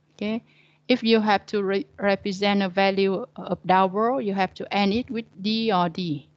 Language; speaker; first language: English; non-native, learner; Vietnamese